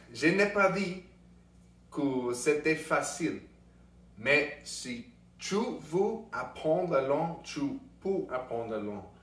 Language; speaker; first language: French; non-native, learner; English